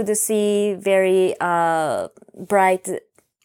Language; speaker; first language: English; non-native, fluent; Korean